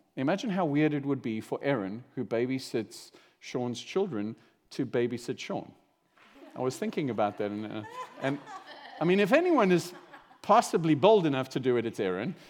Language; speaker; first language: English; native; English